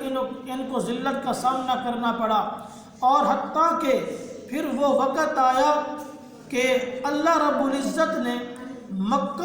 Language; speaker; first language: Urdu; non-native, local second language; Punjabi